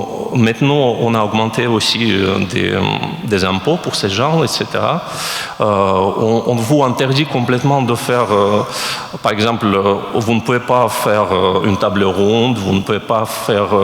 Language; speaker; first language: French; non-native, fluent; Russian